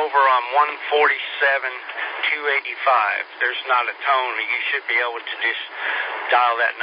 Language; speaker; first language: English; native; English